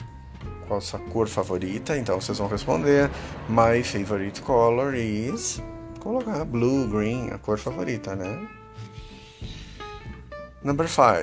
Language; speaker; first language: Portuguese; native; Portuguese